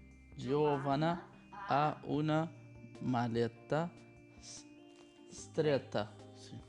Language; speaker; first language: Italian; non-native, learner; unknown